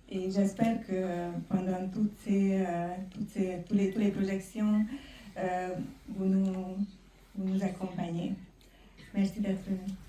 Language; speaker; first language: French; non-native, fluent; Hungarian